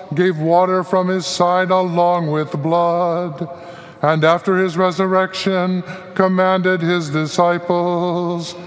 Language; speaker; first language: English; native; English